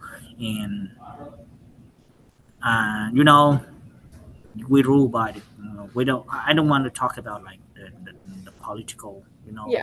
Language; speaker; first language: English; non-native, learner; Vietnamese